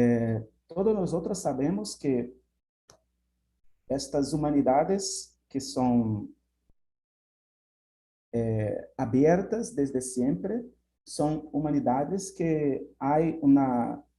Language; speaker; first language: Spanish; non-native, fluent; Portuguese